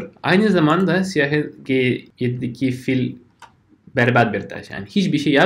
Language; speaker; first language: Turkish; non-native, fluent; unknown